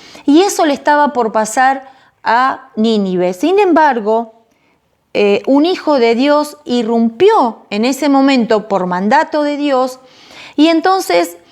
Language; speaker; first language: Spanish; native; Spanish